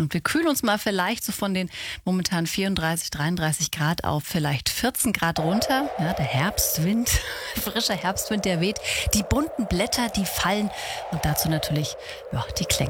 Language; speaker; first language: German; native; German